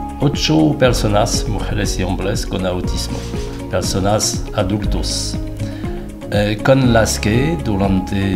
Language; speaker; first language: Spanish; non-native, fluent; French